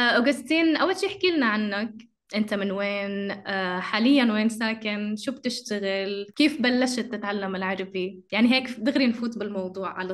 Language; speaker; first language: Arabic; native; Arabic